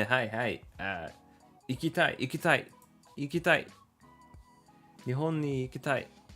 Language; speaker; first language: Japanese; non-native, learner; English